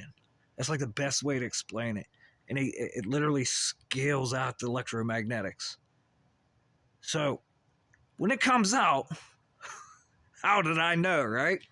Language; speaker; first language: English; native; English